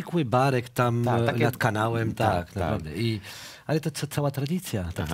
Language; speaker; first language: Polish; non-native, fluent; French